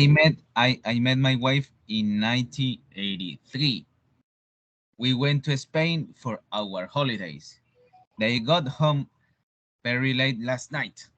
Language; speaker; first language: English; non-native, learner; Spanish